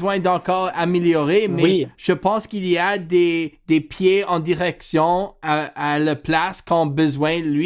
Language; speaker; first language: French; non-native, learner; English